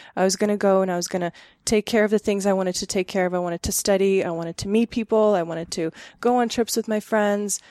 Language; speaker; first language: English; early bilingual, other home language; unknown